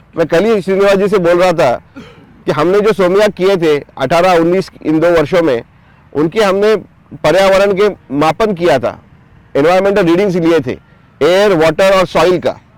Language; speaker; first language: Hindi; non-native, local second language; Marathi